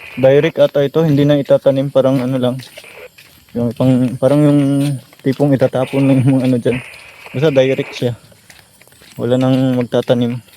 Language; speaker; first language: Filipino; non-native, local second language; Cebuano